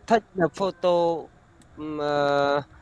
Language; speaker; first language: English; non-native, learner; Vietnamese